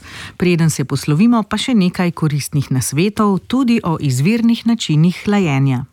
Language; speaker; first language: Slovenian; native; Slovenian